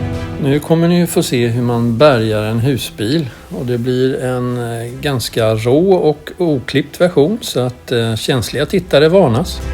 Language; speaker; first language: Swedish; native; Swedish